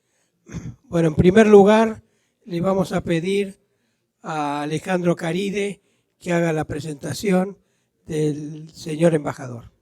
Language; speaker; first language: Spanish; native; Spanish